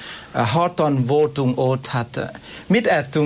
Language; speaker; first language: Hungarian; non-native, fluent; Vietnamese